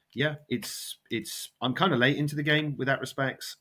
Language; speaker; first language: English; native; English